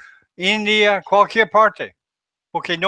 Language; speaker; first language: Spanish; non-native, learner; English